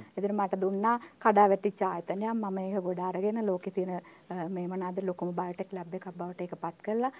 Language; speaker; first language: Sinhala; native; Sinhala